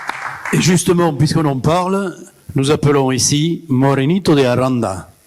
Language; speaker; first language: French; native; French